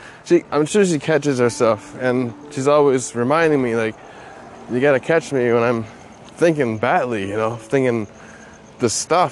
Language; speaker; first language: English; native; English